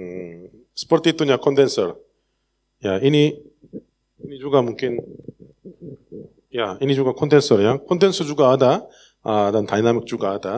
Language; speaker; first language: Indonesian; non-native, learner; Korean